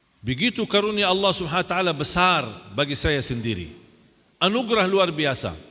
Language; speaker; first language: Indonesian; non-native, fluent; Arabic